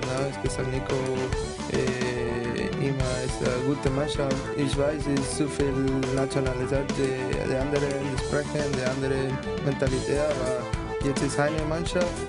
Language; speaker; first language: German; non-native, learner; Spanish